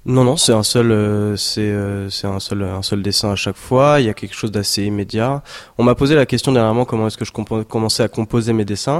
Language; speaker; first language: French; native; French